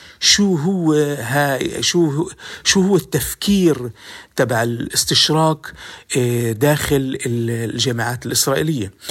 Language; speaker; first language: Arabic; native; Arabic